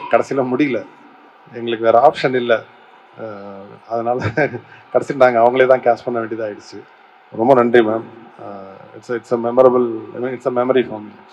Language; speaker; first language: Tamil; native; Tamil